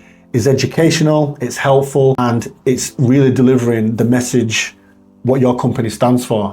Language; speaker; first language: English; native; English